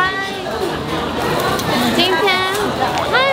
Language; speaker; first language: Chinese; non-native, fluent; Japanese